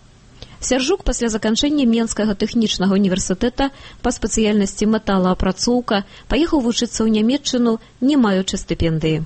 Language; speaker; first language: Belarusian; native; Belarusian